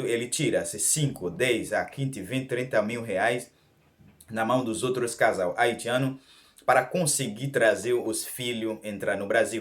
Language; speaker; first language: Portuguese; non-native, learner; Haitian Creole